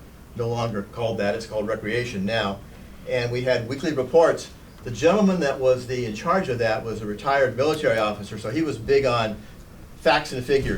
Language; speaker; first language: English; native; English